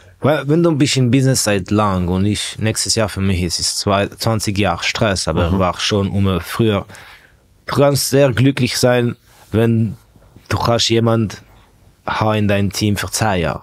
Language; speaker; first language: German; non-native, fluent; Estonian